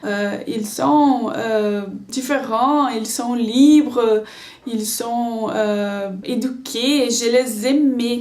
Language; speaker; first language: French; non-native, learner; Portuguese